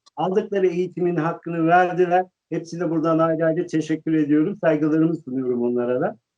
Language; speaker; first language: Turkish; native; Turkish